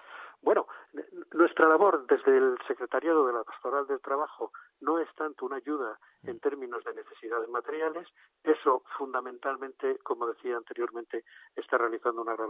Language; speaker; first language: Spanish; native; Spanish